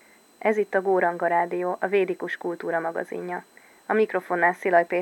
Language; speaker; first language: Hungarian; native; Hungarian